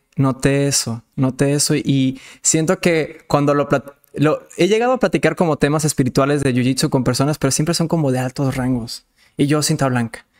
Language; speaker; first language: Spanish; non-native, fluent; Serbian